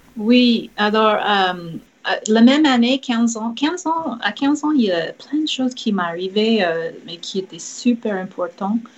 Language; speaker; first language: French; non-native, fluent; English